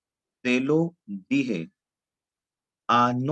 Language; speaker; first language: Spanish; non-native, fluent; Hindi